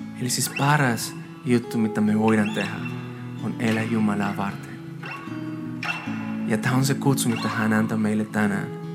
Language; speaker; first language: Finnish; non-native, fluent; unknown